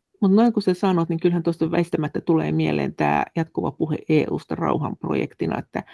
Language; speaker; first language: Finnish; native; Finnish